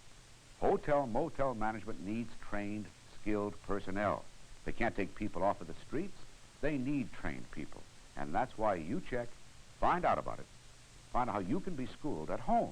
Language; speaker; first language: English; native; English